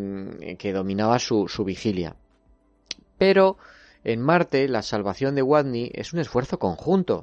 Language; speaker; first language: Spanish; native; Spanish